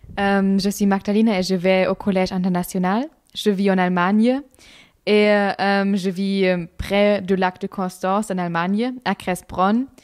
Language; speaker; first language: French; non-native, fluent; German